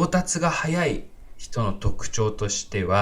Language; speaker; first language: Japanese; native; Japanese